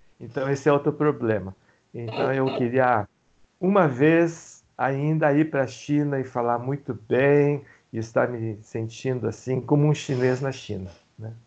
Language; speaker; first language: Portuguese; native; Portuguese